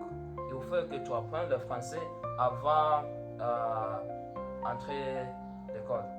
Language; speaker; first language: French; non-native, learner; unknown